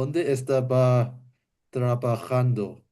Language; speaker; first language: Spanish; non-native, learner; English